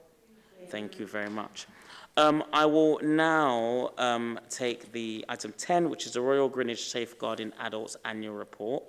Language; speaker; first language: English; native; English